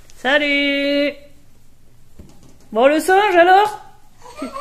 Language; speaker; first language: French; native; French